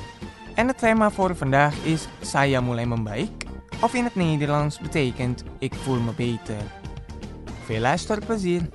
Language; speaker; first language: Dutch; non-native, fluent; Indonesian